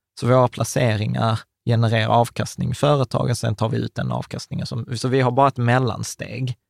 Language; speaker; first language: Swedish; early bilingual, other home language; Czech